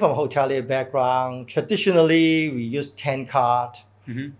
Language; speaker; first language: English; non-native, local second language; Cantonese